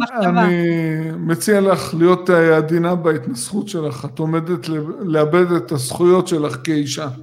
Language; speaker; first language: Hebrew; native; Hebrew